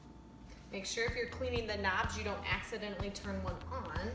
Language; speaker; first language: English; native; English